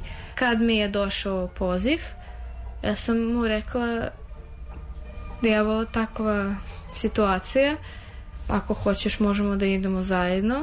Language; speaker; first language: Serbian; non-native, fluent; Russian